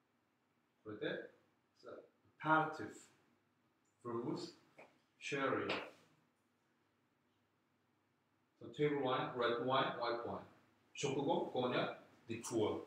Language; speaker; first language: Japanese; non-native, fluent; Korean